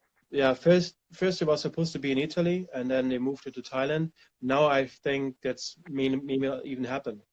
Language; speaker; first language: English; non-native, fluent; German